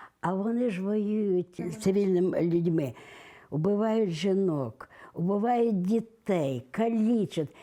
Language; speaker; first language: Ukrainian; non-native, local second language; Russian